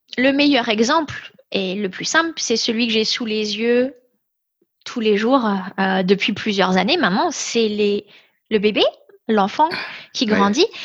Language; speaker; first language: French; native; French